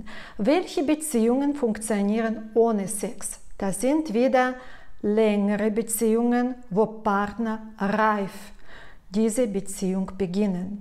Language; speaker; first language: German; non-native, fluent; Russian